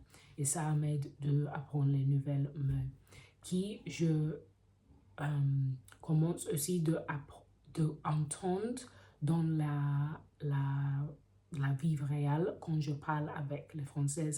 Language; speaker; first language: French; non-native, learner; English